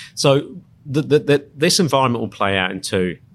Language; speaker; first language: English; native; English